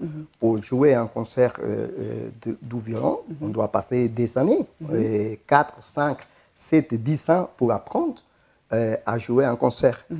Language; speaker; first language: French; non-native, fluent; Spanish